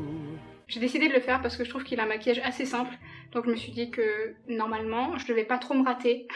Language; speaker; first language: French; native; French